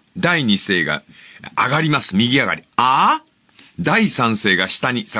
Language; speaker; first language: Japanese; native; Japanese